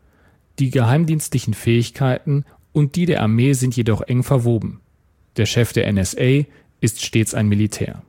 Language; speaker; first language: German; native; German